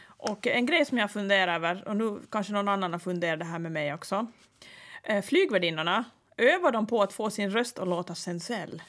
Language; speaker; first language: Swedish; native; Swedish